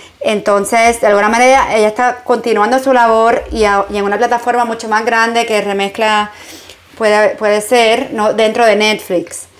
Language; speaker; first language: Spanish; native; Spanish